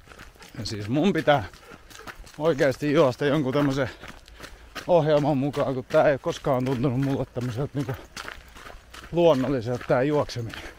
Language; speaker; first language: Finnish; native; Finnish